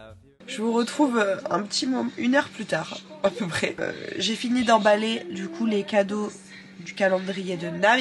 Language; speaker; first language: French; native; French